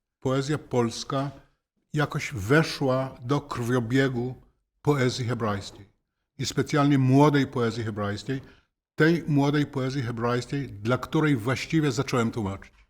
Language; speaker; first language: Polish; non-native, fluent; Hebrew